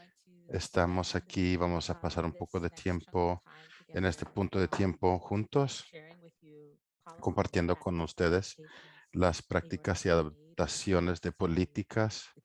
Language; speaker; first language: Spanish; non-native, fluent; English